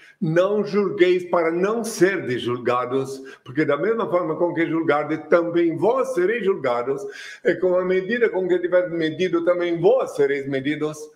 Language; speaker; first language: Portuguese; non-native, fluent; French